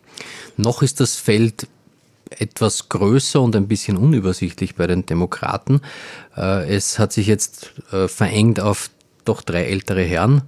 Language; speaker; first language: German; native; German